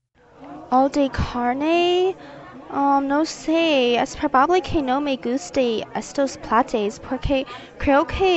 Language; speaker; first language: Spanish; non-native, learner; English